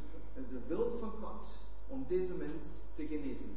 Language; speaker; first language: Dutch; non-native, fluent; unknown